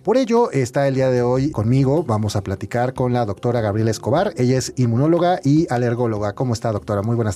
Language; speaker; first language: Spanish; native; Spanish